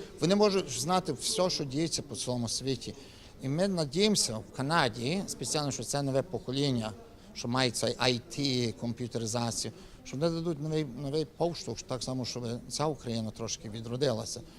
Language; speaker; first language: Ukrainian; early bilingual, heritage; Ukrainian